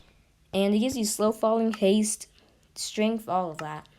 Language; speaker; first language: English; native; English